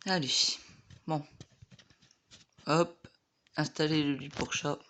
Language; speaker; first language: French; native; French